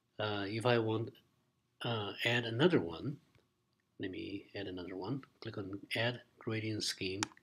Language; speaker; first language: English; non-native, fluent; Chinese